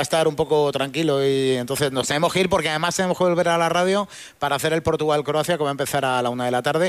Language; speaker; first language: Spanish; native; Spanish